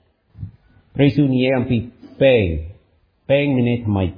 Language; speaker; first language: Khmer; non-native, fluent; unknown